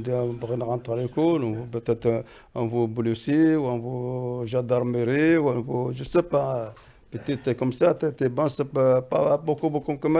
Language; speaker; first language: French; non-native, learner; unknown